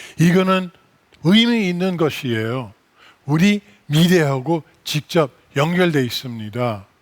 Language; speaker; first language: Korean; non-native, fluent; English